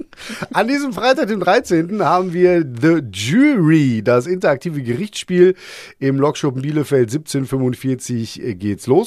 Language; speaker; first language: German; native; German